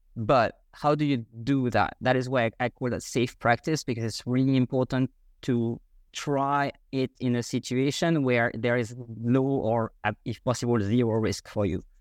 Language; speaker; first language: English; non-native, fluent; French